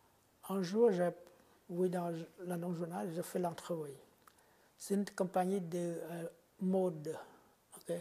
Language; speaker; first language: French; non-native, fluent; Khmer